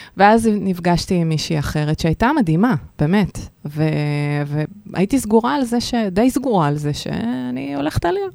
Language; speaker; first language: Hebrew; early bilingual, other home language; Russian